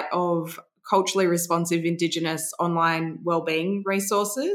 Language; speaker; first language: English; native; English